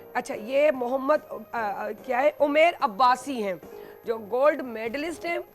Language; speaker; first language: Urdu; non-native, local second language; Sindhi